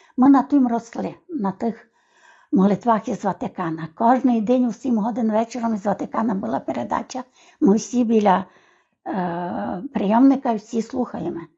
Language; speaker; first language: Ukrainian; native; Ukrainian